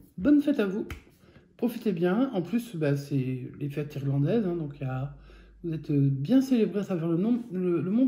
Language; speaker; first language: French; native; French